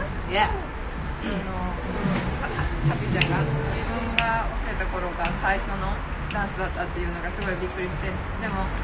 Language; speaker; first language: Japanese; native; Japanese